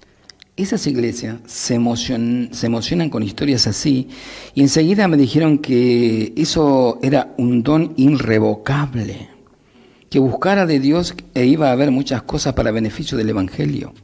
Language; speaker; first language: Spanish; native; Spanish